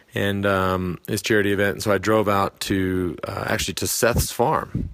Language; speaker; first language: English; native; English